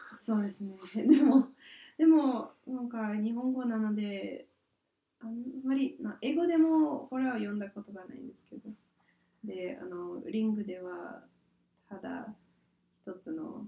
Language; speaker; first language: Japanese; non-native, fluent; English